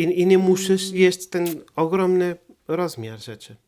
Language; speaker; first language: Polish; non-native, learner; Portuguese